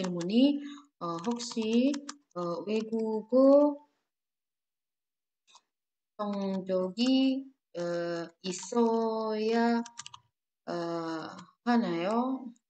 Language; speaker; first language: Korean; non-native, fluent; Indonesian